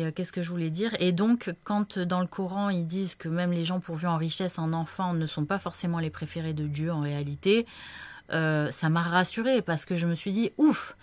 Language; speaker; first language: French; native; French